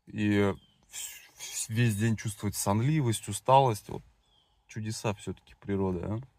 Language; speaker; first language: Russian; native; Russian